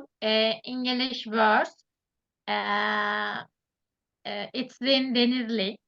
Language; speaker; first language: English; non-native, learner; Turkish